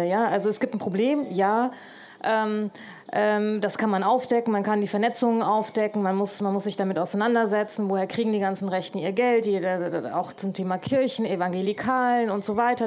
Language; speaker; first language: German; native; German